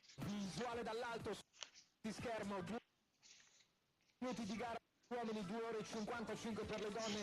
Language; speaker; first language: Italian; native; Italian